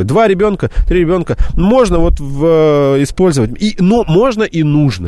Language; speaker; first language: Russian; native; Russian